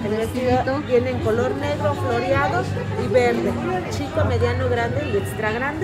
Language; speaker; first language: Spanish; native; Spanish